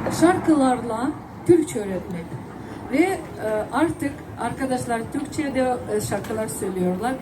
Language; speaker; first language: Turkish; non-native, learner; Crimean Tatar